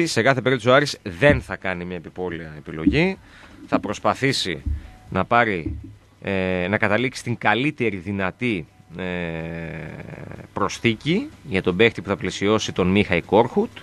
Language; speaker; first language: Greek; native; Greek